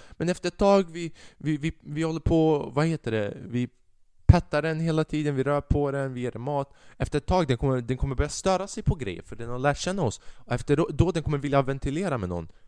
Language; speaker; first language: Swedish; early bilingual, other home language; Albanian